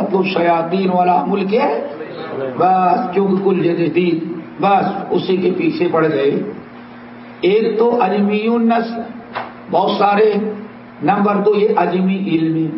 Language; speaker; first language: Urdu; native; Urdu